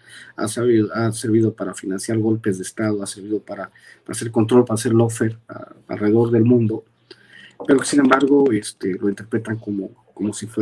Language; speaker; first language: Spanish; native; Spanish